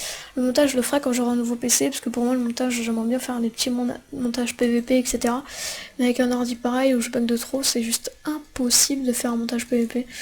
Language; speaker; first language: French; native; French